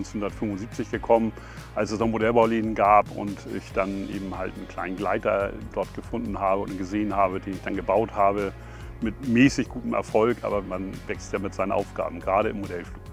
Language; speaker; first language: German; native; German